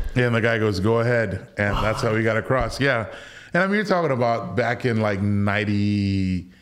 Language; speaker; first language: English; early bilingual, other home language; Spanish